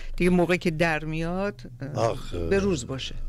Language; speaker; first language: Persian; native; Persian